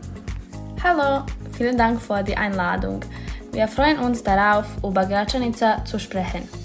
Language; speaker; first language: German; non-native, learner; Bosnian